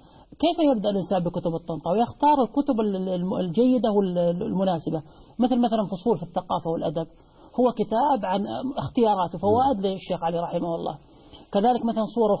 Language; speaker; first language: Arabic; native; Arabic